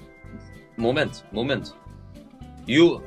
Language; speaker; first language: Russian; non-native, learner; Bulgarian